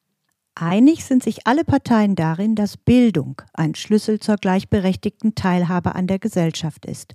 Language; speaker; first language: German; native; German